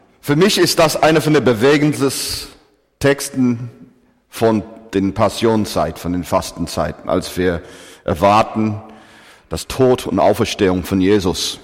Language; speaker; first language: German; non-native, fluent; English